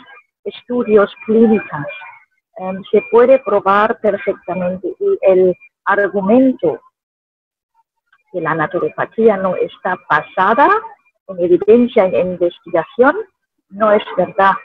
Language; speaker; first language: Spanish; non-native, fluent; German